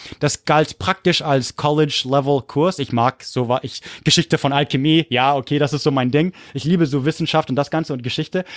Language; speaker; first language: German; non-native, fluent; English